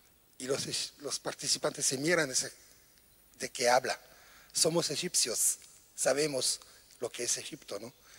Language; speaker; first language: Spanish; non-native, fluent; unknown